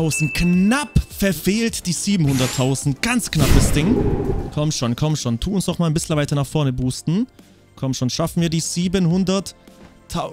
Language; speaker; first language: German; native; German